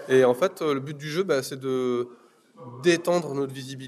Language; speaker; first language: French; native; French